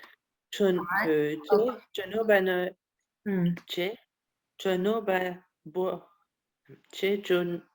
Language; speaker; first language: Korean; non-native, learner; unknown